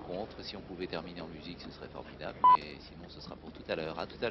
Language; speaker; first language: French; native; French